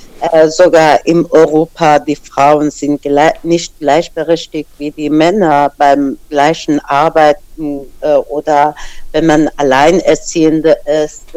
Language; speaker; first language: German; non-native, fluent; Persian